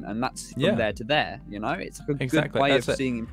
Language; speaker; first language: English; native; English